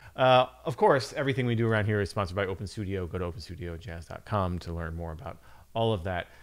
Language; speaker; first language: English; native; English